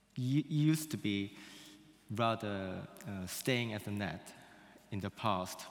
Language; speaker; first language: English; non-native, fluent; Korean